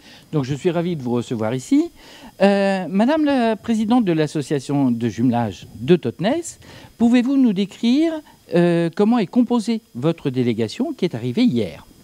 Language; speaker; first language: French; native; French